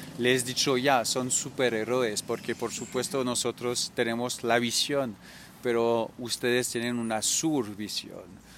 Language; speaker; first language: Spanish; non-native, fluent; French